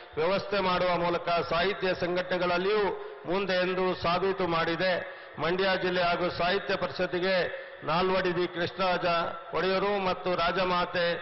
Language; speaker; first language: Kannada; native; Kannada